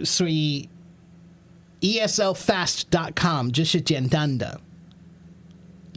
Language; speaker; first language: Chinese; non-native, learner; English